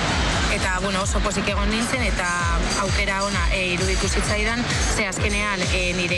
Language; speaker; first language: Basque; non-native, local second language; Spanish